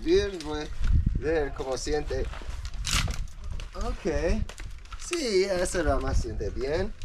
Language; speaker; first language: Spanish; non-native, learner; English